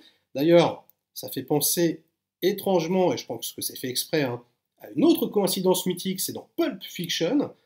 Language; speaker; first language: French; native; French